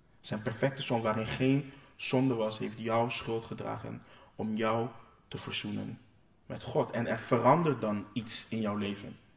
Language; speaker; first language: Dutch; non-native, local second language; Papiamento